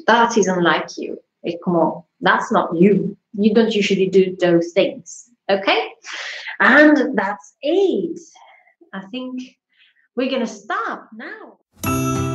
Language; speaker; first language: English; non-native, fluent; Spanish